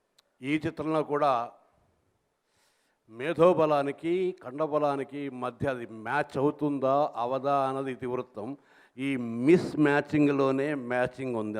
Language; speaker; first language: Telugu; native; Telugu